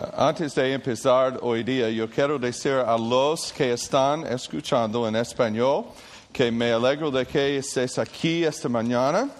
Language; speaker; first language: Spanish; non-native, learner; English